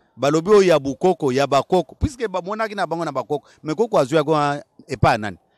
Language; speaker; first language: Lingala; non-native, local second language; Luba-Lulua